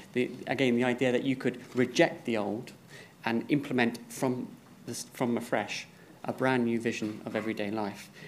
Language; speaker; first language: English; native; English